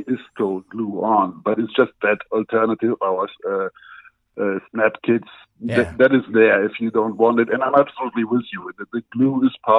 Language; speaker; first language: English; non-native, fluent; German